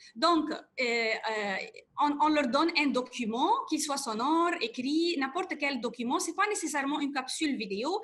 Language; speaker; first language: French; non-native, fluent; Arabic